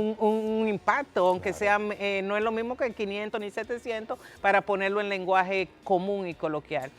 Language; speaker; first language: Spanish; native; Spanish